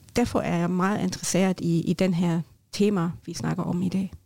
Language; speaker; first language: Norwegian; non-native, learner; German